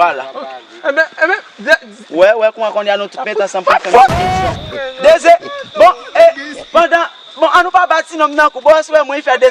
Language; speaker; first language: Haitian Creole; native; Haitian Creole